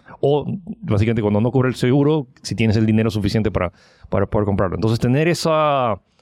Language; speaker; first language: Spanish; early bilingual, other home language; French